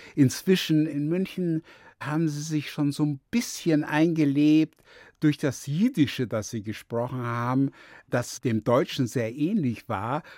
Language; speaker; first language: German; early bilingual, other home language; Yiddish